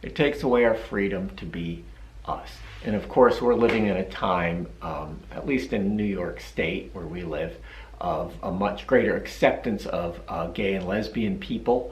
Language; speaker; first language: English; native; English